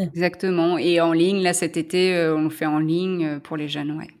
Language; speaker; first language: French; native; French